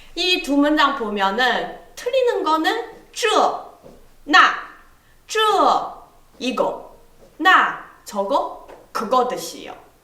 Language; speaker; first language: Korean; non-native, fluent; Chinese